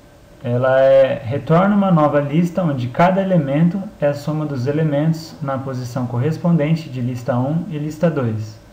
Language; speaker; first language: Portuguese; native; Portuguese